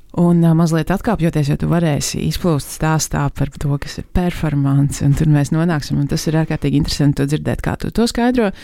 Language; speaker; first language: Latvian; native; Latvian